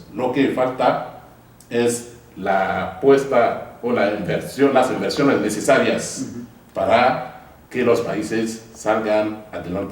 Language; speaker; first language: Spanish; non-native, fluent; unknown